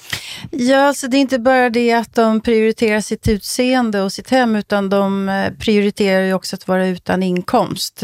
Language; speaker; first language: Swedish; native; Swedish